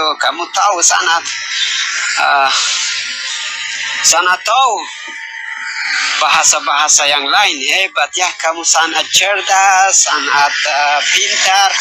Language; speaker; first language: Indonesian; non-native, learner; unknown